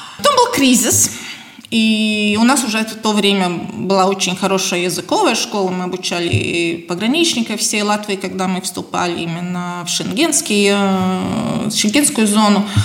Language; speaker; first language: Russian; non-native, local second language; Latvian